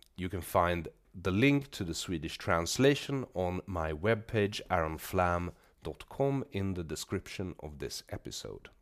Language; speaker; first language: English; non-native, fluent; Swedish